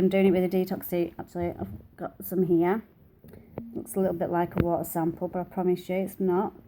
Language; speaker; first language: English; native; English